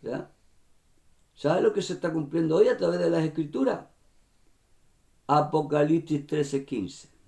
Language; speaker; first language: Spanish; native; Spanish